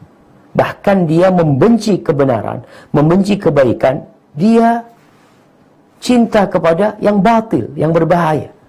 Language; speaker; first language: Indonesian; native; Indonesian